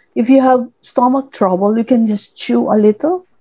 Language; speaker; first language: English; non-native, local second language; Cebuano